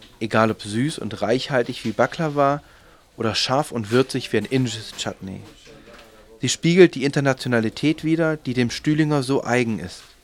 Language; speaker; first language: German; native; German